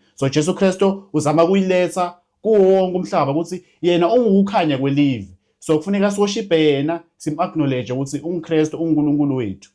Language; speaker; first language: Zulu; non-native, local second language; Swati